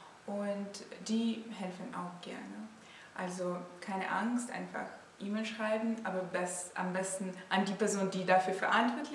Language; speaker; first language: German; non-native, fluent; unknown